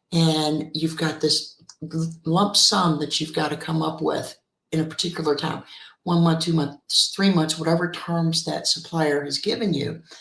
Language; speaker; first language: English; native; English